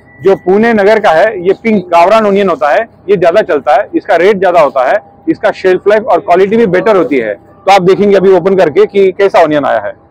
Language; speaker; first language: Hindi; non-native, local second language; Marathi